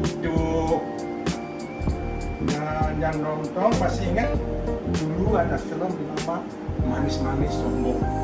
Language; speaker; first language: Indonesian; early bilingual, heritage; Dutch